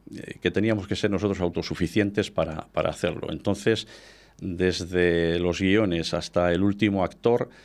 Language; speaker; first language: Spanish; native; Spanish